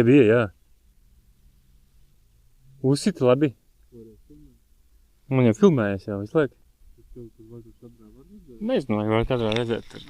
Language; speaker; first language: Latvian; native; Latvian